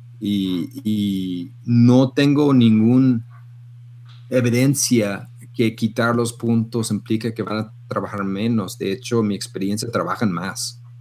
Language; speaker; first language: Spanish; non-native, fluent; English